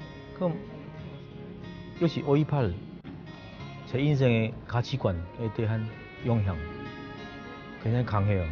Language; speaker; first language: Korean; non-native, fluent; Chinese